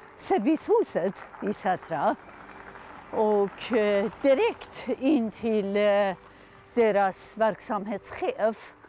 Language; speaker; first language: Swedish; non-native, fluent; Persian